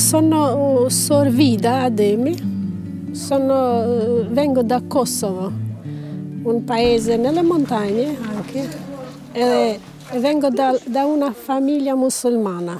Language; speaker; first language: Italian; non-native, learner; Albanian